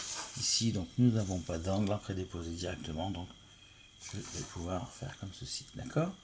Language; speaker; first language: French; native; French